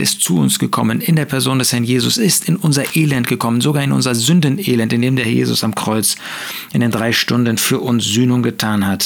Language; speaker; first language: German; native; German